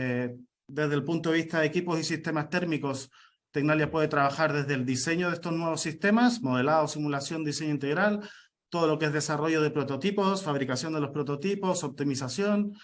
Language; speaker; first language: Spanish; native; Spanish